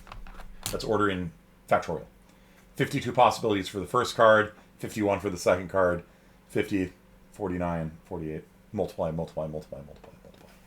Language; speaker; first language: English; native; English